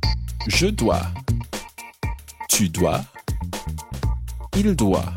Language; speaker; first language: French; non-native, fluent; English